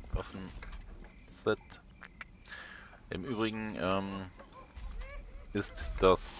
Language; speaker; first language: German; native; German